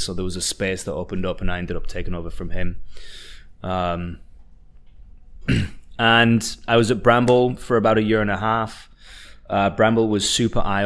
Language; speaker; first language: English; native; English